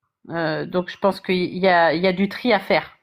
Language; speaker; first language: French; native; French